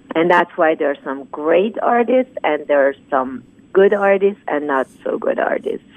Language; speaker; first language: English; non-native, fluent; Persian